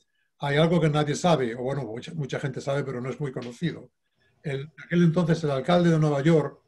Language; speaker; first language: Spanish; native; Spanish